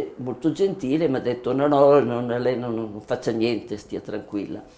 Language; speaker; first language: Italian; native; Italian